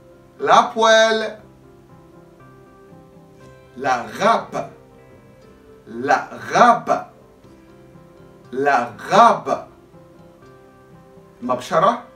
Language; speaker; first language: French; non-native, fluent; Arabic